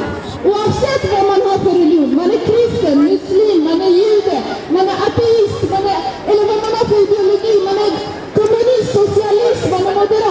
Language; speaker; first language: Swedish; non-native, fluent; Azerbaijani